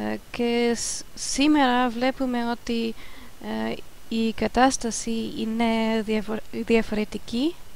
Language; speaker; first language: Greek; non-native, learner; German